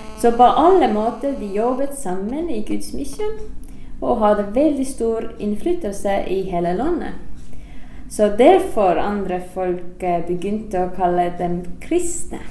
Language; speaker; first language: Norwegian; non-native, fluent; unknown